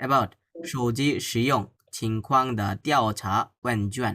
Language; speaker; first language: Chinese; non-native, fluent; Bangla